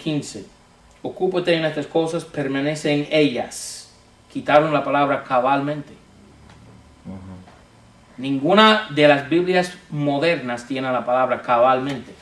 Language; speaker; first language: Spanish; non-native, fluent; English